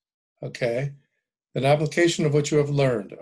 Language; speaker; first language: English; native; English